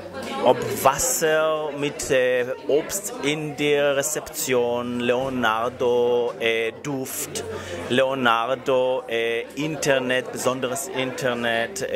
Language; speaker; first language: German; non-native, learner; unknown